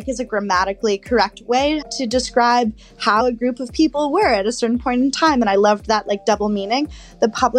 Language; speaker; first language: English; native; English